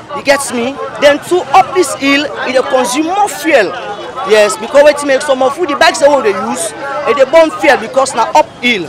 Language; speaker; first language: English; non-native, local second language; Krio